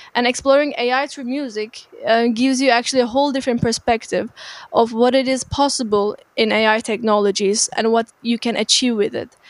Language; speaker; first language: English; non-native, fluent; Turkish